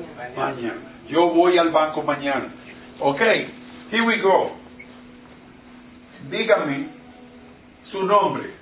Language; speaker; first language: Spanish; non-native, fluent; English